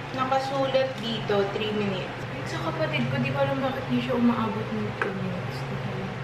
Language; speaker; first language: Filipino; native; Filipino